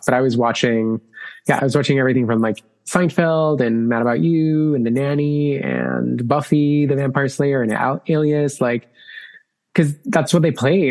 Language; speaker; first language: English; non-native, fluent; Spanish